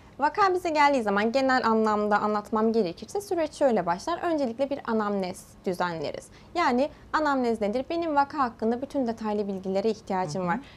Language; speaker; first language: Turkish; early bilingual, heritage; Turkish